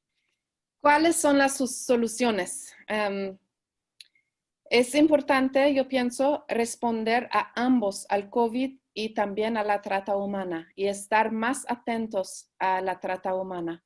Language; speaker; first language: Spanish; early bilingual, heritage; Spanish